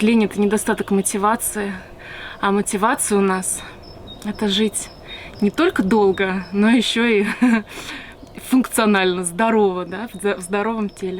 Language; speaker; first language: Russian; native; Russian